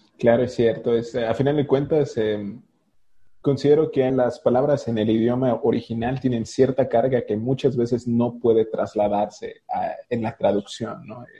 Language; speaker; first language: Spanish; native; Spanish